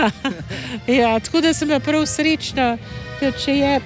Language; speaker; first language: Slovenian; early bilingual, heritage; English